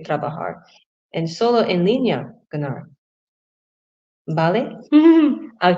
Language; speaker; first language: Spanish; non-native, learner; English